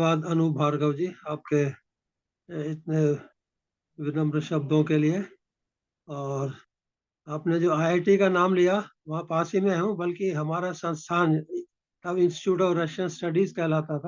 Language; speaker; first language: Hindi; native; Hindi